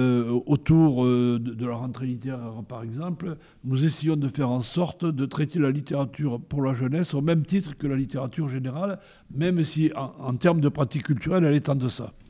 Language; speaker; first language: French; native; French